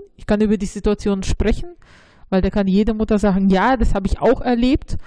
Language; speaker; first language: German; early bilingual, other home language; Russian